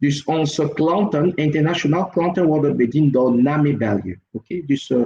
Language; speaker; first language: Dutch; non-native, local second language; French